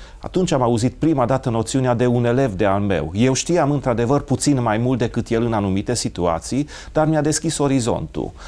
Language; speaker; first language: Romanian; non-native, local second language; Hungarian